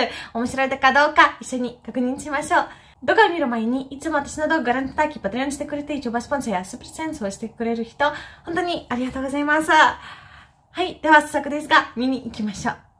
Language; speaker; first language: Japanese; non-native, fluent; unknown